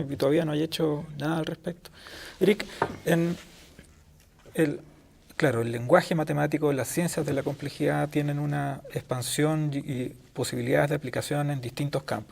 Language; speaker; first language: Spanish; native; Spanish